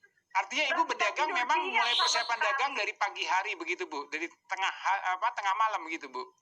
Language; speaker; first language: Indonesian; native; Indonesian